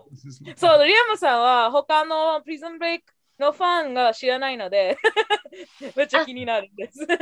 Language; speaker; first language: Japanese; non-native, fluent; English